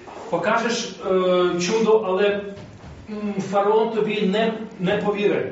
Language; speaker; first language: Ukrainian; non-native, fluent; Russian